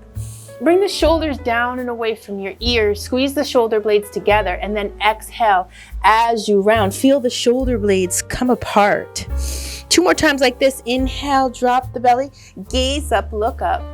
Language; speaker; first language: English; native; English